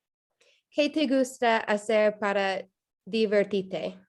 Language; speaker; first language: Spanish; non-native, learner; English